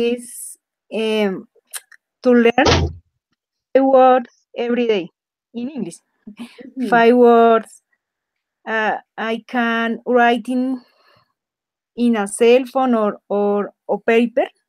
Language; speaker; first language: English; non-native, learner; Spanish